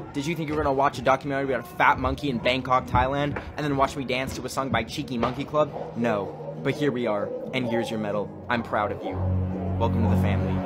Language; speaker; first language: English; native; English